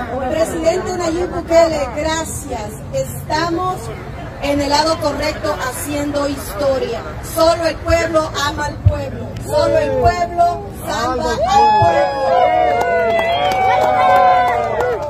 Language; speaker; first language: Spanish; native; Spanish